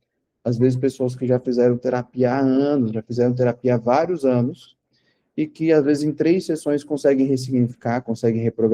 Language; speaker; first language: Portuguese; native; Portuguese